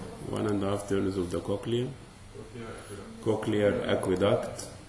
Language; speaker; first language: English; non-native, fluent; Arabic